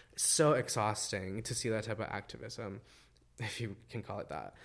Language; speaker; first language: English; non-native, fluent; Spanish